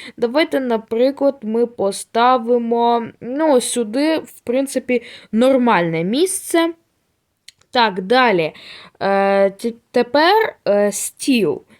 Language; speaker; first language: Ukrainian; native; Ukrainian